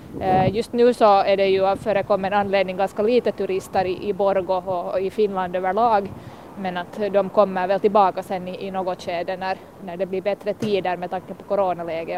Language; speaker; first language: Swedish; native; Swedish